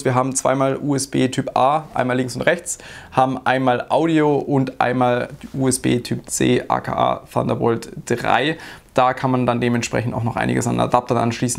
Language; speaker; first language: German; native; German